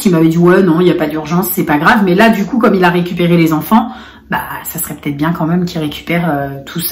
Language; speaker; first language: French; native; French